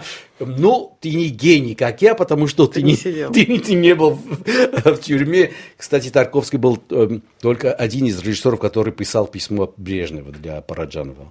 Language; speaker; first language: Russian; non-native, local second language; Armenian